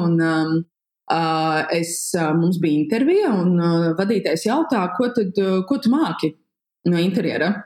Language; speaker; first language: Latvian; native; Latvian